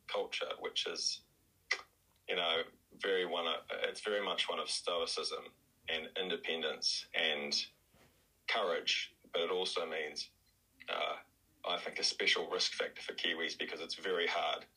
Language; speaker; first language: English; native; English